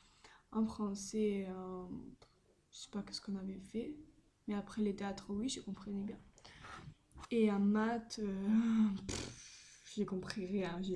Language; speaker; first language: French; non-native, learner; Spanish